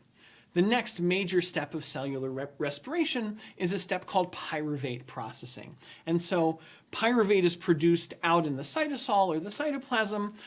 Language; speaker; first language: English; native; English